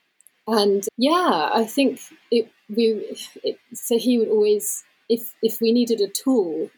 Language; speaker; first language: English; native; English